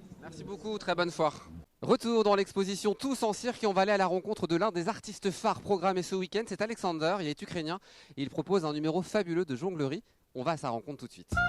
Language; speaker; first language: French; native; French